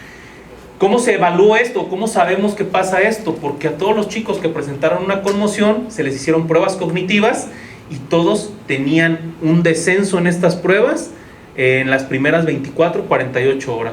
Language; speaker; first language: Spanish; native; Spanish